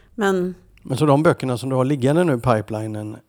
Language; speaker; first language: Swedish; non-native, fluent; French